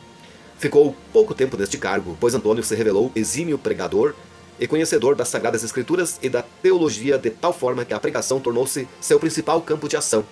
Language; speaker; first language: Portuguese; native; Portuguese